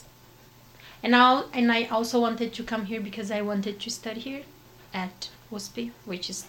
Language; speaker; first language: English; non-native, fluent; Portuguese